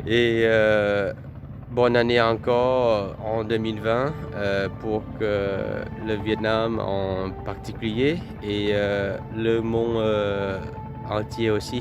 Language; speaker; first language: French; non-native, fluent; Vietnamese